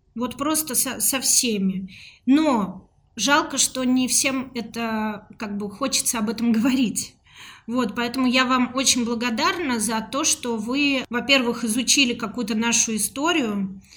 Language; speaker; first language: Russian; native; Russian